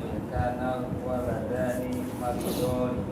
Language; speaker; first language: Arabic; non-native, learner; Indonesian